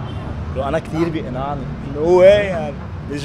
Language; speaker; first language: Arabic; native; Arabic